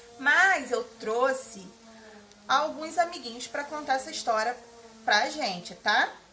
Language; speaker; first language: Portuguese; native; Portuguese